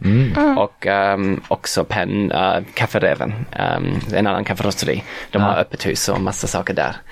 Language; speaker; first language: Swedish; non-native, fluent; English